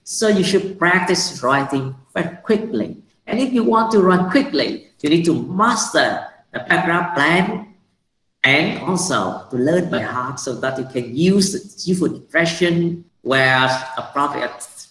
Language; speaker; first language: English; non-native, fluent; Vietnamese